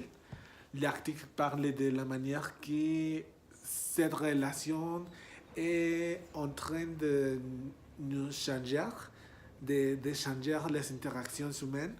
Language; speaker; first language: French; non-native, learner; Spanish